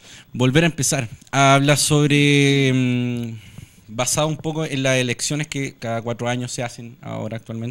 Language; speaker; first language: Spanish; native; Spanish